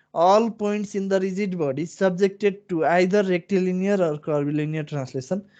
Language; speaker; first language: English; non-native, local second language; Nepali